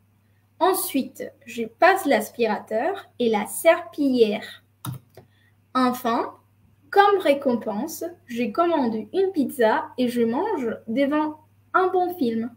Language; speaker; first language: French; non-native, fluent; Spanish